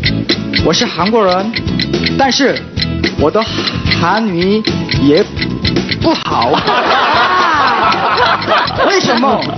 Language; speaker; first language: Chinese; non-native, learner; Korean